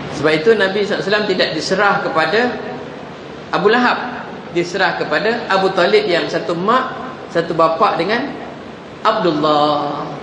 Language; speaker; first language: Malay; non-native, local second language; Javanese